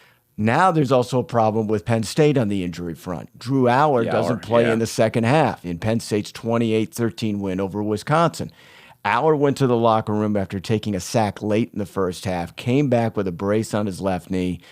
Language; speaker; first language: English; native; English